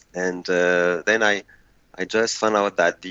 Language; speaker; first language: English; non-native, fluent; French